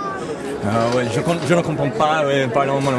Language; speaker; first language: French; non-native, learner; English